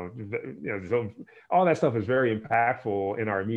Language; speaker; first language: English; native; English